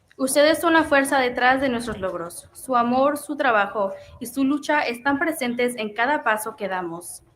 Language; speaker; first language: Spanish; early bilingual, heritage; Spanish